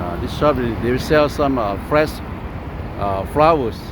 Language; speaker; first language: English; non-native, learner; Lao